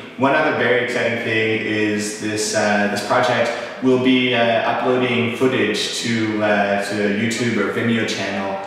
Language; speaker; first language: English; native; English